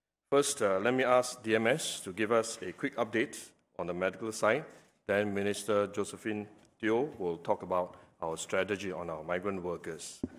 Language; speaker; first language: English; non-native, local second language; Chinese